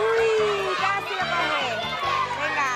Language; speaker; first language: Spanish; native; Spanish